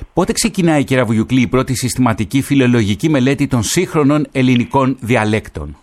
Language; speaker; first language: Greek; native; Greek